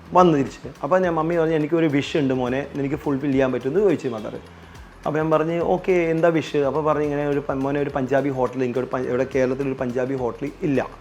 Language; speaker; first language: Malayalam; non-native, local second language; Punjabi